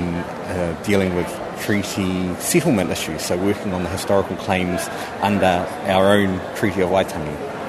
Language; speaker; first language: English; native; English